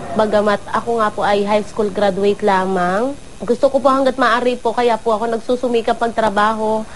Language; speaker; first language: Filipino; native; Filipino